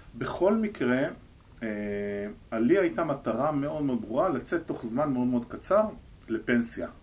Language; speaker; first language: Hebrew; native; Hebrew